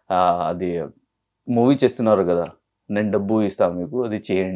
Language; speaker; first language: Telugu; non-native, learner; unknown